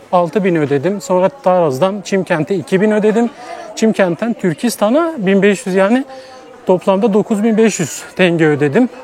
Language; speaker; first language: Turkish; native; Turkish